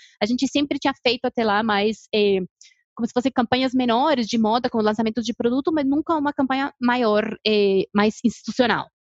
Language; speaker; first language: Portuguese; non-native, fluent; Spanish